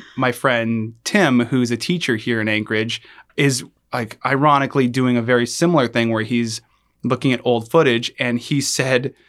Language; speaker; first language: English; native; English